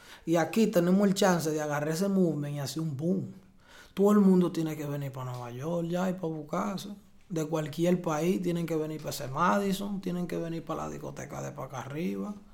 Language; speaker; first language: Spanish; early bilingual, heritage; Spanish